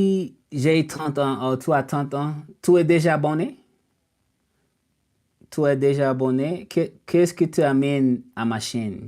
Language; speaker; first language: French; non-native, learner; English